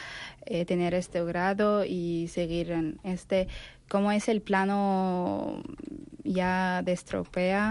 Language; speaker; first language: Spanish; non-native, learner; Arabic